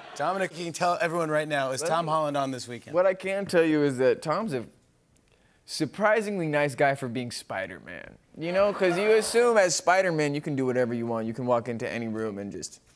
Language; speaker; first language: English; native; English